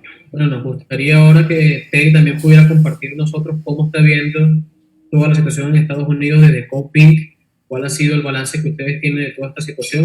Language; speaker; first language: Spanish; native; Spanish